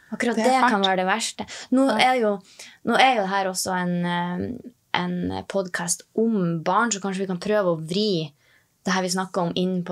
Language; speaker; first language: Norwegian; native; Norwegian